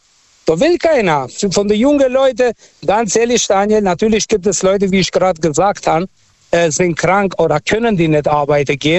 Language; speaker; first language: German; non-native, fluent; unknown